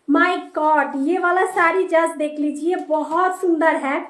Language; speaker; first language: Hindi; non-native, local second language; Bangla